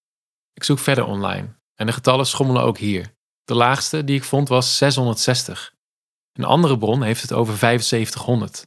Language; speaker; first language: Dutch; native; Dutch